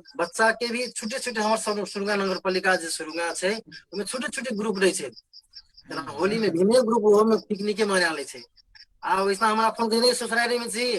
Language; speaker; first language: Maithili; non-native, local second language; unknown